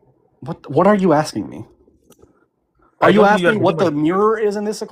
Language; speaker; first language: English; early bilingual, heritage; Punjabi